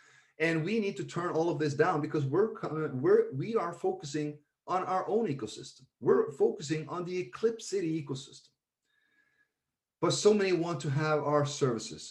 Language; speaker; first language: English; non-native, fluent; Swedish